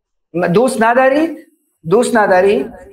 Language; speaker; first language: Persian; non-native, fluent; Urdu